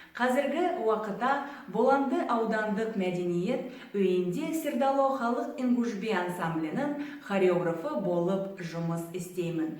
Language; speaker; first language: Kazakh; non-native, local second language; Ingush